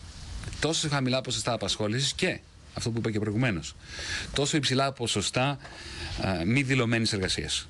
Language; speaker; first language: Greek; native; Greek